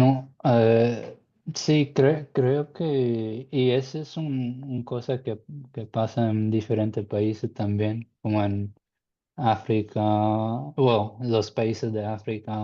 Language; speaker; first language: Spanish; non-native, learner; English